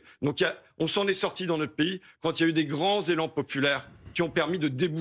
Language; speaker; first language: French; native; French